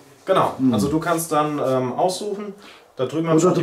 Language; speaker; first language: German; native; German